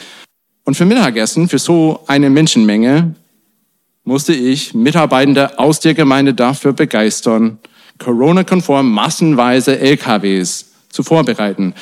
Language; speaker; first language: German; non-native, fluent; English